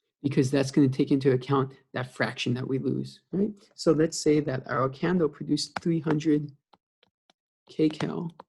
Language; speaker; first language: English; native; English